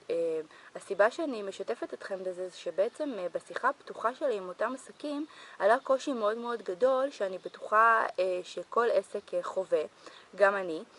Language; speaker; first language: Hebrew; native; Hebrew